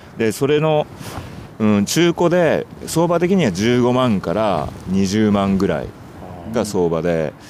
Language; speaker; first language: Japanese; native; Japanese